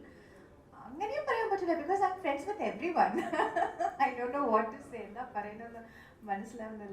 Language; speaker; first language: Malayalam; non-native, local second language; Tamil